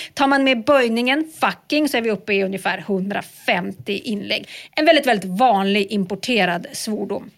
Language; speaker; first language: Swedish; native; Swedish